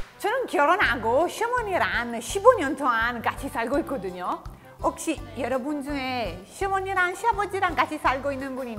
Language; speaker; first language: Korean; non-native, fluent; Italian